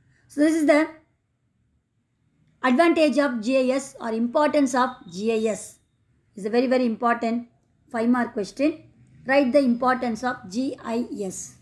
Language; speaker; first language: English; non-native, local second language; Tamil